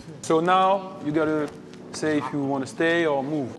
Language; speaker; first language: English; non-native, learner; French